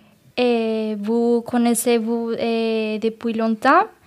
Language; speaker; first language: French; non-native, learner; Spanish